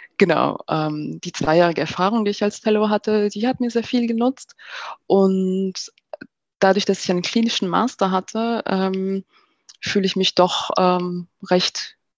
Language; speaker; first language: German; native; German